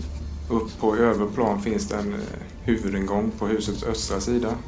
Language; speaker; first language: Swedish; native; Swedish